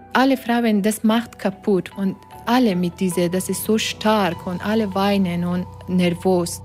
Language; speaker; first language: German; non-native, learner; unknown